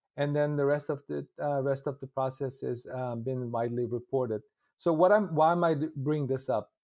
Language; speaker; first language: English; non-native, fluent; Uyghur